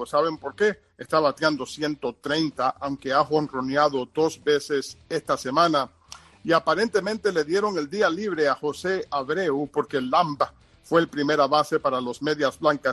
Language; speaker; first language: Spanish; native; Spanish